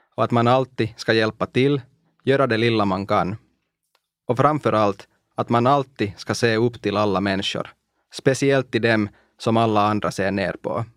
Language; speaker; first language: Swedish; non-native, local second language; Finnish